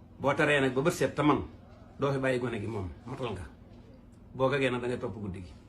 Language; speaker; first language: Wolof; native; Wolof